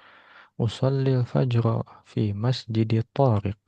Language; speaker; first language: Arabic; non-native, fluent; Indonesian